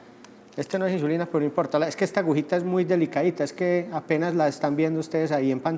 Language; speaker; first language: Spanish; native; Spanish